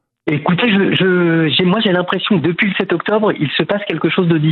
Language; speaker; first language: French; native; French